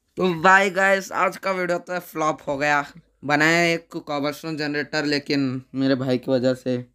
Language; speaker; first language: Hindi; non-native, local second language; Kannada